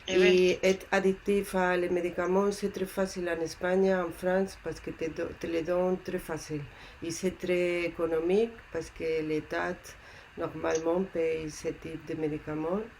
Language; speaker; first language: French; non-native, learner; Spanish